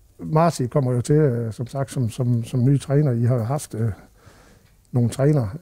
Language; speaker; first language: Danish; native; Danish